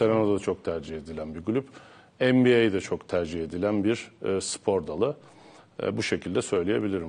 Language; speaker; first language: Turkish; native; Turkish